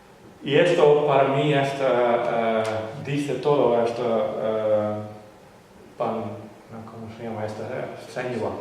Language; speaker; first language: Spanish; non-native, fluent; Western Frisian